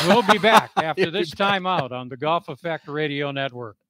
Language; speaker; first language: English; native; English